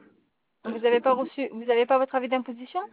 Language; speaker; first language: French; native; French